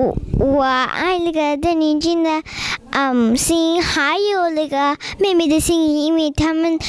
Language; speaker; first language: Chinese; early bilingual, heritage; Chinese